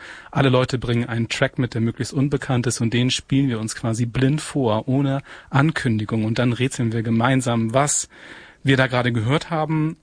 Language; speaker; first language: German; native; German